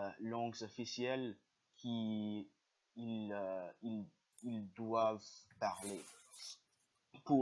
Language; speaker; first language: French; non-native, learner; English